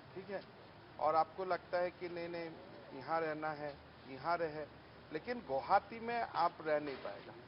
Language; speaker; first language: Hindi; non-native, local second language; Assamese